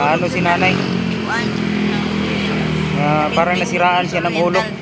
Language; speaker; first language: Filipino; non-native, local second language; Cebuano